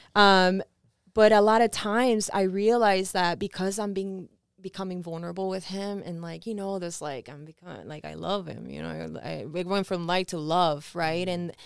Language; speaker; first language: English; early bilingual, other home language; Spanish